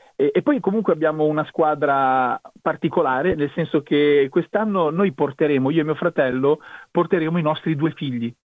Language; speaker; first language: Italian; native; Italian